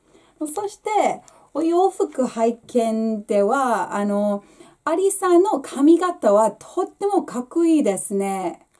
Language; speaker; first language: Japanese; non-native, fluent; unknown